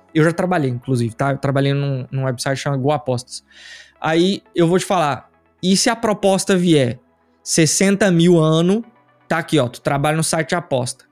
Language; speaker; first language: Portuguese; native; Portuguese